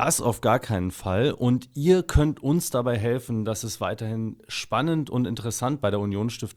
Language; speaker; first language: German; native; German